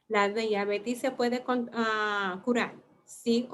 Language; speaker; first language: Spanish; early bilingual, heritage; Spanish